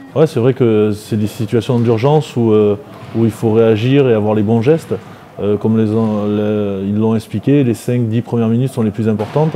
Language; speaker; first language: French; native; French